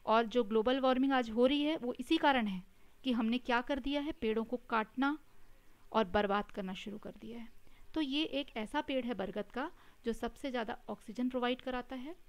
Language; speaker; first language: Hindi; native; Hindi